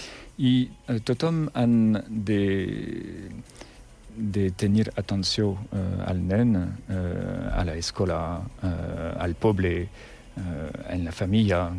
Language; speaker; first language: Catalan; non-native, learner; French